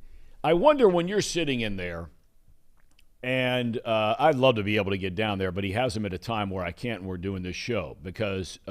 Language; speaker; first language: English; native; English